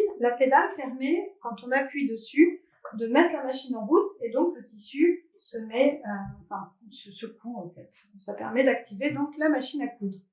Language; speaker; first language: French; native; French